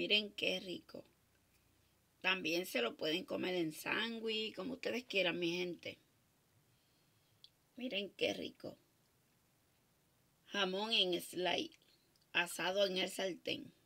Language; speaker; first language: Spanish; native; Spanish